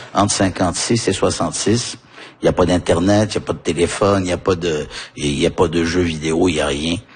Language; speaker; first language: French; early bilingual, heritage; French